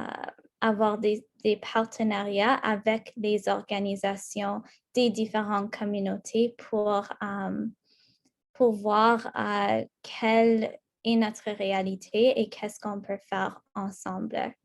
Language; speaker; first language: French; non-native, local second language; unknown